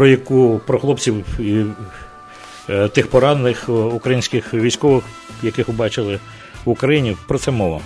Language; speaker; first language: Ukrainian; native; Ukrainian